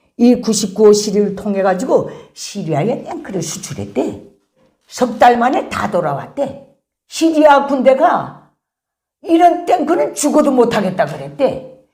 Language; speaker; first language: Korean; native; Korean